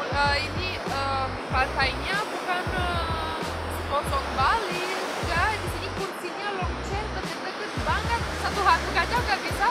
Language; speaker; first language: Indonesian; non-native, fluent; Romanian